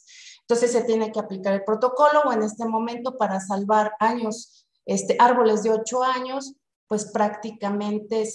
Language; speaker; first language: Spanish; native; Spanish